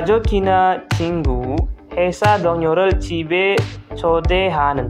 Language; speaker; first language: Korean; non-native, fluent; Indonesian